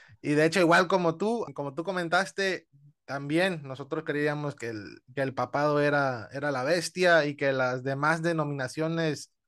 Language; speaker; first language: Spanish; early bilingual, heritage; Spanish